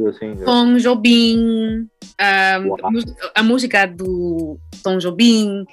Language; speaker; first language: Portuguese; non-native, learner; English